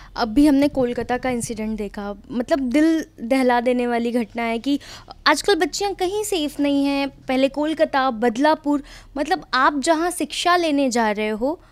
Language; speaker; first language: Hindi; native; Hindi